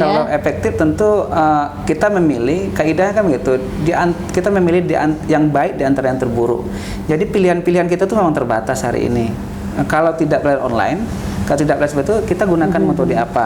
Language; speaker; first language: Indonesian; native; Indonesian